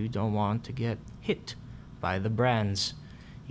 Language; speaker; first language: English; non-native, local second language; Filipino